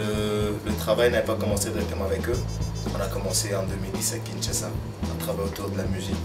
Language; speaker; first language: French; non-native, local second language; Lingala